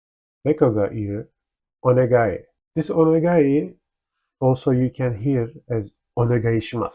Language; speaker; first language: Japanese; non-native, learner; Turkish